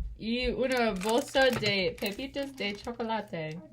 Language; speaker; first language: Spanish; non-native, learner; English